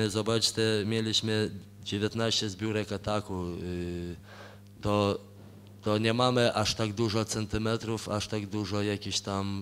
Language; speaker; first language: Polish; non-native, fluent; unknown